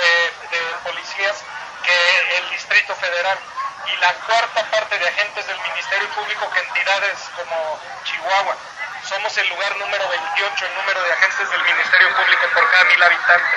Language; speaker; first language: Spanish; native; Spanish